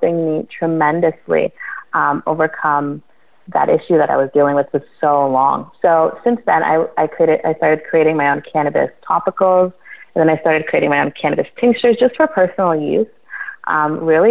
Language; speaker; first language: English; native; English